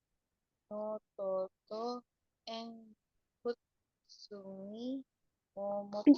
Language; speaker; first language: Japanese; non-native, learner; Indonesian